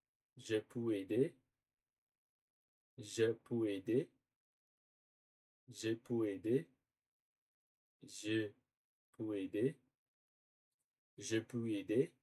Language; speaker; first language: French; non-native, learner; Portuguese